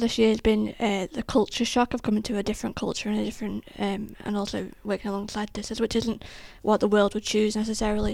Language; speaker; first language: English; native; English